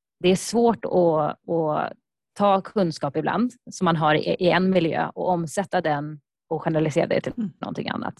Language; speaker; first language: Swedish; native; Swedish